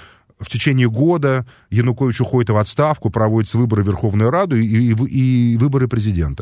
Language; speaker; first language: Russian; native; Russian